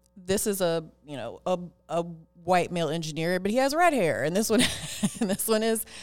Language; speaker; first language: English; native; English